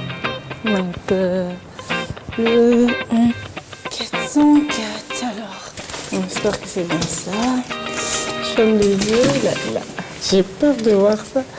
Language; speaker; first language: French; non-native, local second language; Comorian